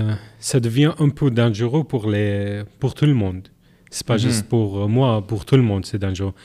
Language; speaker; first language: French; non-native, learner; Arabic